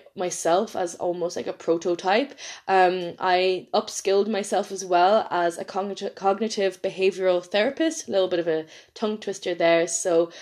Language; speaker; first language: English; native; English